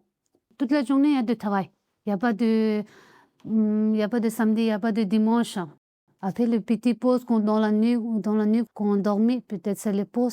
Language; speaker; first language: French; non-native, learner; Tibetan